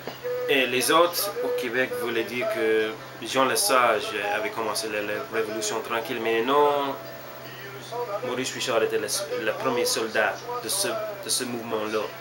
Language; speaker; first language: French; non-native, learner; English